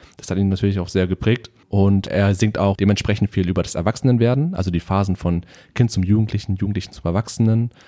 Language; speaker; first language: German; early bilingual, other home language; Vietnamese